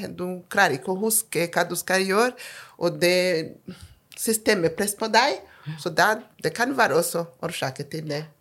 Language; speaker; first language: Norwegian; non-native, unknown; Kinyarwanda